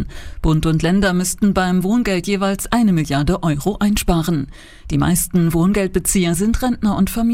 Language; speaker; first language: German; native; German